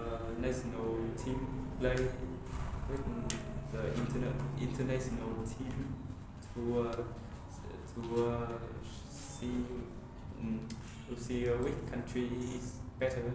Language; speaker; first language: English; non-native, learner; Vietnamese